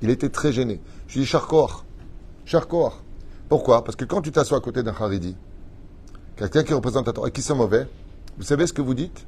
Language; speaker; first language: French; native; French